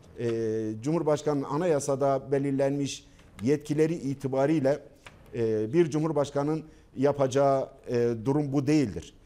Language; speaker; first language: Turkish; non-native, local second language; Kurdish